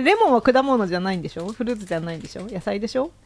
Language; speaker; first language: Japanese; native; Japanese